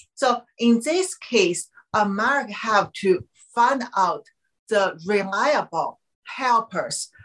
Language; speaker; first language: English; non-native, fluent; Chinese